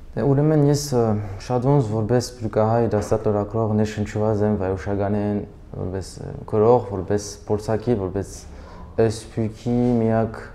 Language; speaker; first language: Armenian; early bilingual, heritage; Armenian